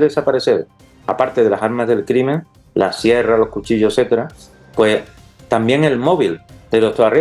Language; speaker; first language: Spanish; native; Spanish